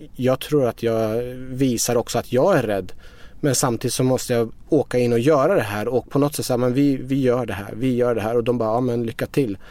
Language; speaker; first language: Swedish; early bilingual, other home language; Persian